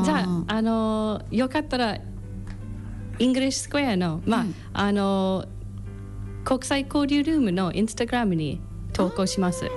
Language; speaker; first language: Japanese; non-native, learner; English